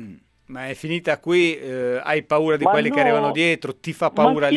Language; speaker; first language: Italian; native; Italian